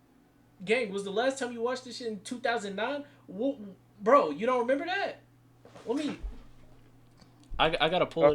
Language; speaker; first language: English; native; English